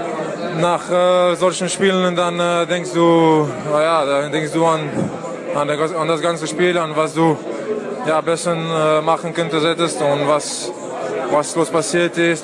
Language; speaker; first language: German; non-native, fluent; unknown